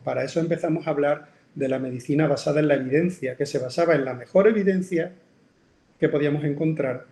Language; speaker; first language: Spanish; native; Spanish